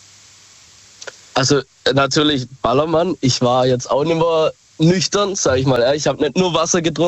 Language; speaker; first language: German; native; German